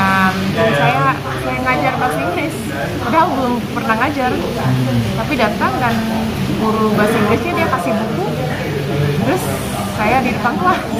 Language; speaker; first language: Indonesian; early bilingual, heritage; English